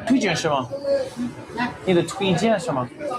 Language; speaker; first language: Chinese; non-native, learner; English